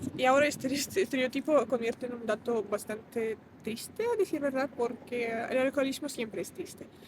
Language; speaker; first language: Spanish; non-native, fluent; Russian